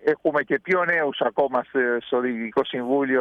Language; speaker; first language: Greek; early bilingual, heritage; Spanish